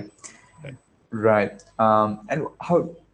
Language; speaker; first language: English; non-native, local second language; Marathi